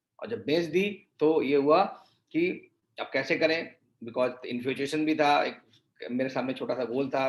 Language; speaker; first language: Hindi; native; Hindi